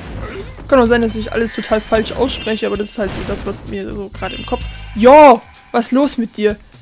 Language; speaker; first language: German; native; German